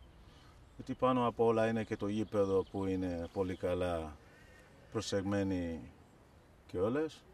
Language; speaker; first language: Greek; non-native, learner; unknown